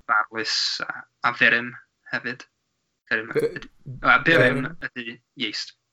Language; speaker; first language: Welsh; non-native, learner; English